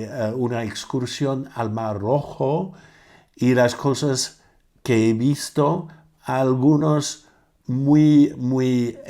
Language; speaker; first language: Spanish; non-native, fluent; English